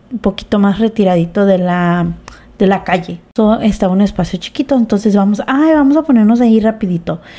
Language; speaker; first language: Spanish; early bilingual, heritage; Spanish